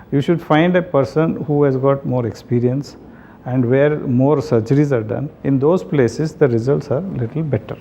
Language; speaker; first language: English; non-native, local second language; Kannada